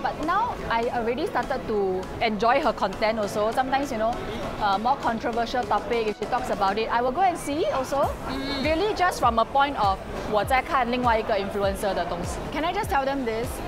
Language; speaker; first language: English; non-native, local second language; Chinese